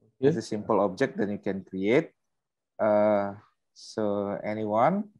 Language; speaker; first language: English; non-native, learner; Indonesian